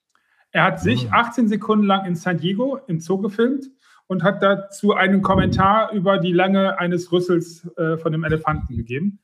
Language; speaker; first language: German; native; German